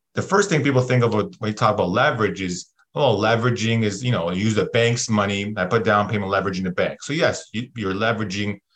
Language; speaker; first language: English; native; English